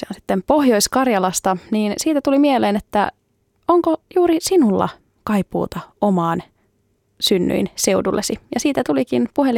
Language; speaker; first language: Finnish; native; Finnish